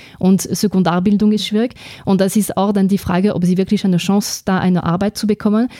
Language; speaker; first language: German; non-native, fluent; French